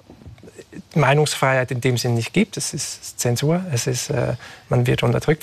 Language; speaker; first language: German; native; German